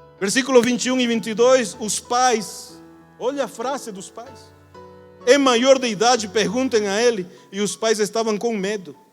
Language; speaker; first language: Portuguese; non-native, fluent; Spanish